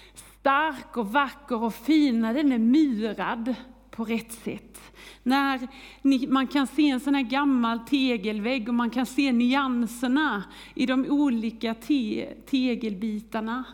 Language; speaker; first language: Swedish; native; Swedish